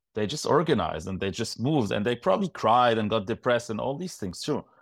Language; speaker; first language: English; non-native, fluent; Arabic